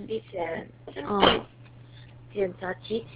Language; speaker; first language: Chinese; non-native, learner; Korean